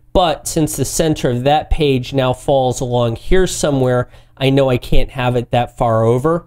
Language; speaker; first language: English; native; English